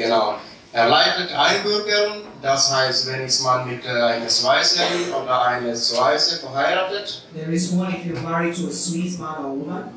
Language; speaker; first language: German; non-native, learner; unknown